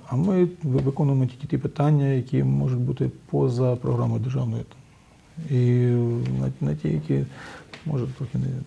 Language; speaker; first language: Ukrainian; native; Ukrainian